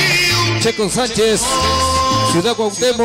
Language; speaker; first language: Spanish; native; Spanish